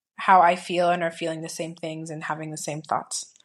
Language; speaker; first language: English; native; English